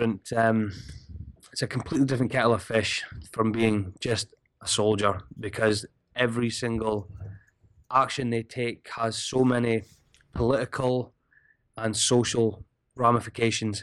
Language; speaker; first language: English; native; English